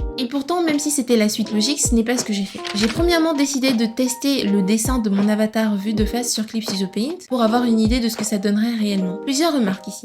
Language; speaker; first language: French; native; French